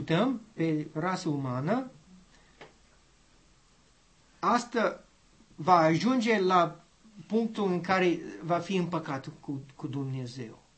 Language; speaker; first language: Romanian; non-native, learner; English